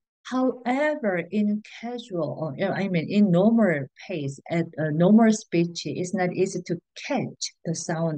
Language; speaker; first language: English; non-native, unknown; Korean